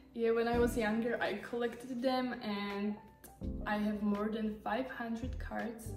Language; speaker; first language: English; non-native, fluent; Slovak